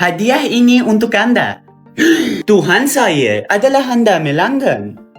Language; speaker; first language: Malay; non-native, learner; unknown